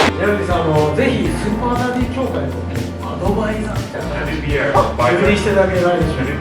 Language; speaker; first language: Japanese; native; Japanese